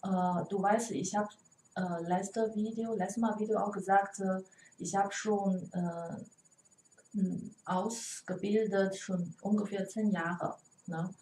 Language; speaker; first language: German; non-native, learner; Chinese